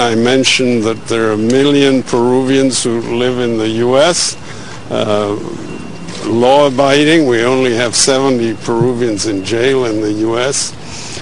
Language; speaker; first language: English; non-native, fluent; Spanish